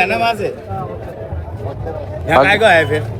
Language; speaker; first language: Hindi; native; Hindi